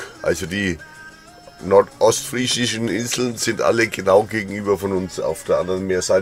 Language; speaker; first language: German; native; German